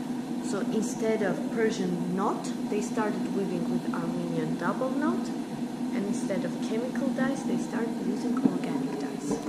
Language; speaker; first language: English; non-native, fluent; Armenian